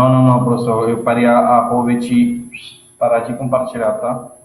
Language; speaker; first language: Portuguese; native; Portuguese